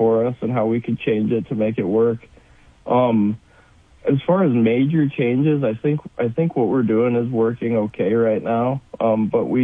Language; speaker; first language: English; native; English